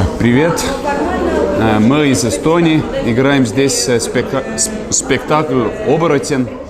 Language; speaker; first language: Russian; non-native, fluent; Estonian